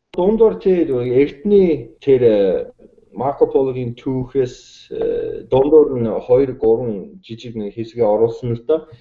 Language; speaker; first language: Mongolian; native; Mongolian